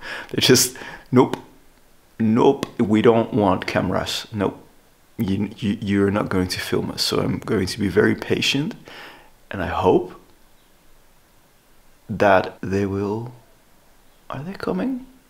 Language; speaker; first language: English; non-native, fluent; Dutch